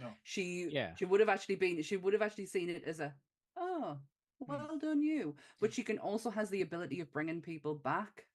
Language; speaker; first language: English; native; English